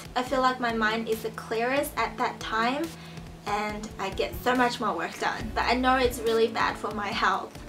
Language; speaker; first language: English; early bilingual, other home language; Chinese